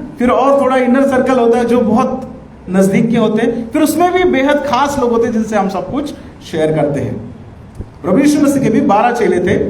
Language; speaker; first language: Hindi; non-native, local second language; Marathi